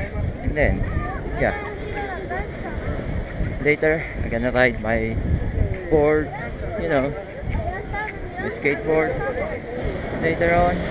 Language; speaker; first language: English; non-native, local second language; Filipino